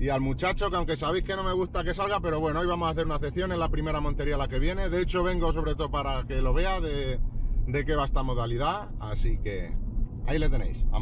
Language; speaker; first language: Spanish; native; Spanish